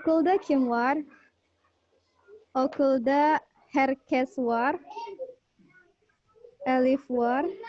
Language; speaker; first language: Turkish; non-native, learner; Indonesian